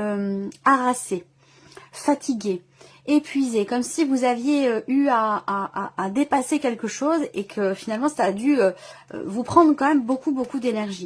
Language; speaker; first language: French; native; French